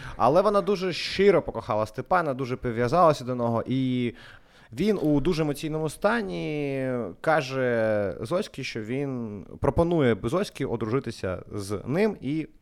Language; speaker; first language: Ukrainian; non-native, local second language; Russian